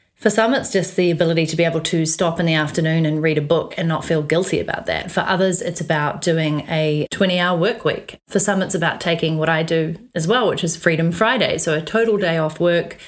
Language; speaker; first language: English; native; English